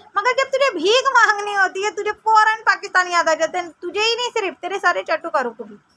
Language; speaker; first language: Hindi; native; Hindi